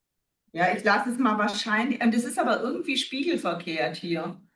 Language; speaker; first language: German; native; German